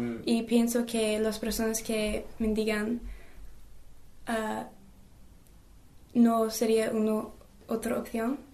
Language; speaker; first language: Spanish; non-native, learner; English